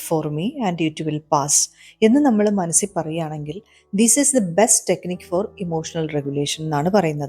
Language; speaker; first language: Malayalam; native; Malayalam